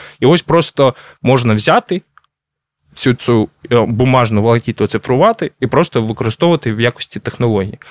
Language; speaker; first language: Ukrainian; non-native, local second language; Russian